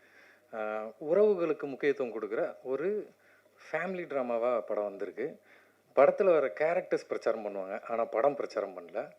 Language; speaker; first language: Tamil; native; Tamil